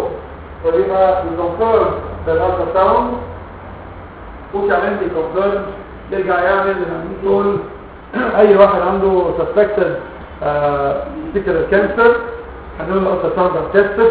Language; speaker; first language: Arabic; native; Arabic